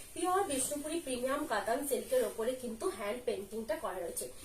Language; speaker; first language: Hindi; non-native, local second language; Bangla